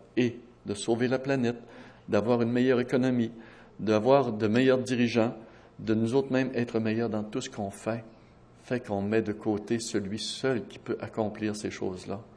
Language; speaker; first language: French; native; French